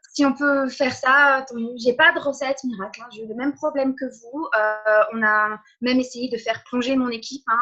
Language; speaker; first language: French; early bilingual, other home language; Portuguese